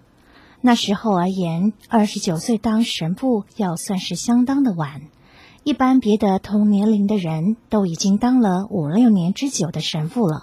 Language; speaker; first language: Chinese; native; Chinese